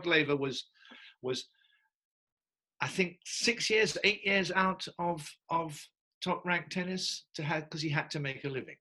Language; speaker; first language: English; native; English